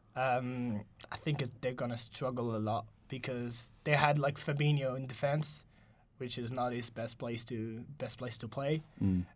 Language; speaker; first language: English; non-native, fluent; French